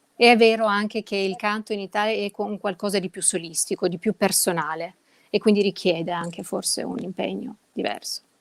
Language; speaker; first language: Italian; non-native, fluent; Russian